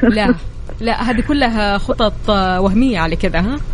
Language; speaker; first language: Arabic; native; Arabic